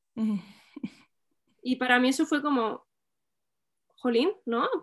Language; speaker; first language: Spanish; native; Spanish